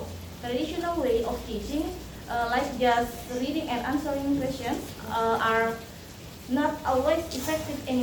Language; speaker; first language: English; non-native, learner; Indonesian